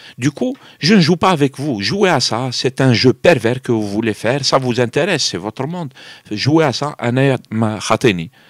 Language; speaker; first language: French; non-native, local second language; Arabic